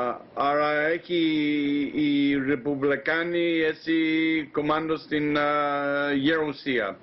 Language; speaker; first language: Greek; non-native, fluent; English